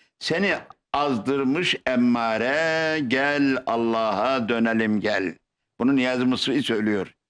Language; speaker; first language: Turkish; native; Turkish